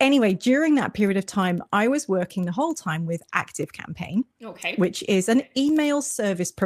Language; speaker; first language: English; native; English